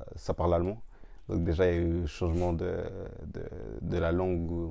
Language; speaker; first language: French; native; French